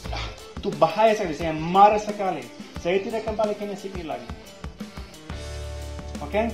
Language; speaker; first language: Indonesian; non-native, learner; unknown